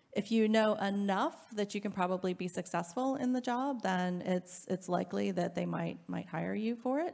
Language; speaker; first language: English; native; English